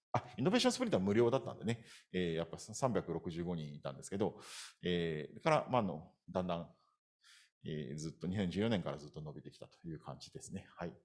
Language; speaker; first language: Japanese; native; Japanese